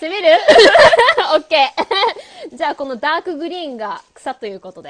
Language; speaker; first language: Japanese; native; Japanese